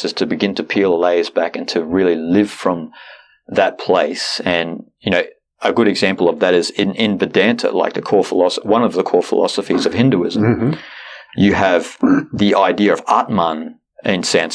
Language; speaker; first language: English; native; English